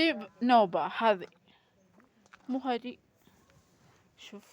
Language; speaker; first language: Arabic; non-native, learner; Filipino